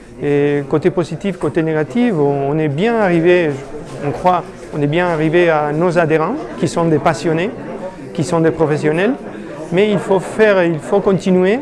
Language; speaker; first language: French; non-native, fluent; Spanish